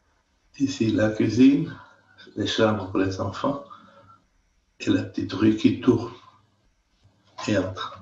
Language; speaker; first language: French; non-native, fluent; Portuguese